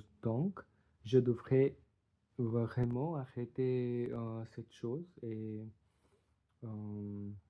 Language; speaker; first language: French; non-native, learner; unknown